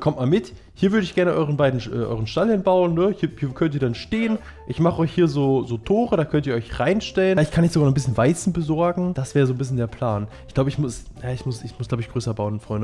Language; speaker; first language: German; native; German